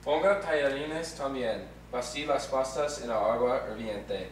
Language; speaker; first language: Spanish; non-native, learner; English